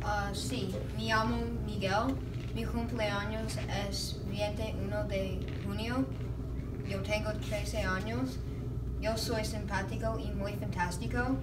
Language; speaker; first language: Spanish; non-native, learner; English